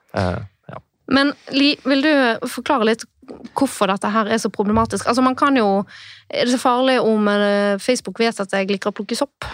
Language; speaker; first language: Norwegian; native; Norwegian